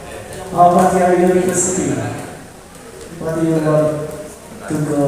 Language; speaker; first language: English; non-native, learner; Indonesian